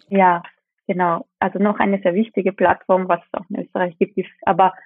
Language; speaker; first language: German; early bilingual, other home language; Japanese